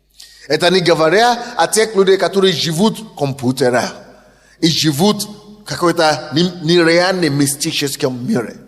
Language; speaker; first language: Russian; non-native, fluent; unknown